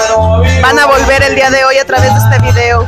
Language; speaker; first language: Spanish; native; Spanish